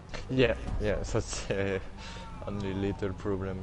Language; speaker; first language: English; non-native, fluent; French